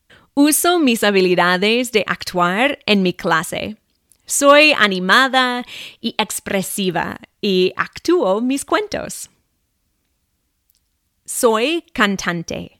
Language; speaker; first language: Spanish; non-native, fluent; English